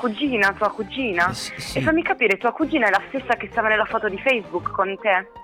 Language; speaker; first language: Italian; native; Italian